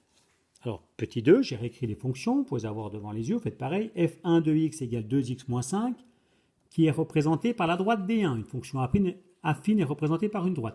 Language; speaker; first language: French; native; French